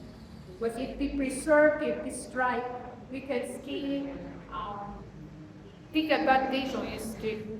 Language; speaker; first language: English; non-native, local second language; Filipino